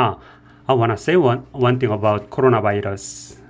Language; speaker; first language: English; non-native, learner; Korean